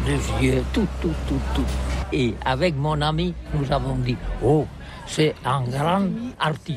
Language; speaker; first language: French; non-native, learner; Catalan